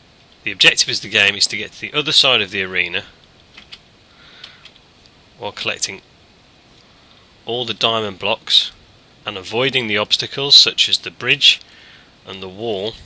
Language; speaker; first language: English; native; English